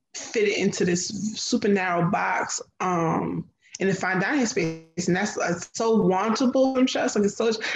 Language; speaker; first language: English; native; English